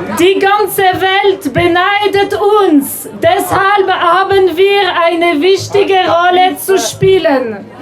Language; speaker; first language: German; non-native, local second language; French